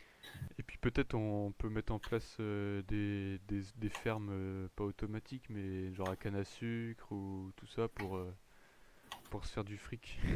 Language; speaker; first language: French; native; French